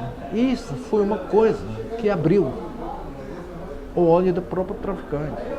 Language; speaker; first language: Portuguese; non-native, fluent; Dutch